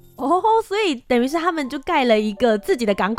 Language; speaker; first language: Chinese; native; Chinese